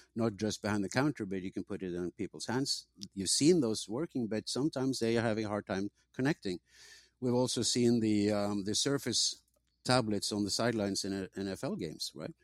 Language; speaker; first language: English; non-native, fluent; Norwegian